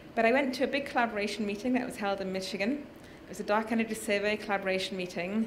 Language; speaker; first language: English; native; English